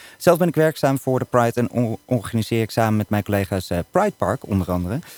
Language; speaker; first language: Dutch; native; Dutch